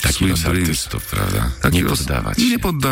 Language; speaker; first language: Polish; native; Polish